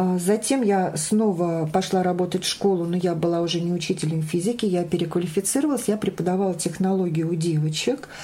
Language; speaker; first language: Russian; native; Russian